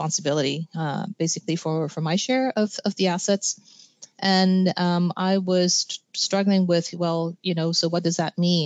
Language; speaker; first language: English; non-native, local second language; Cantonese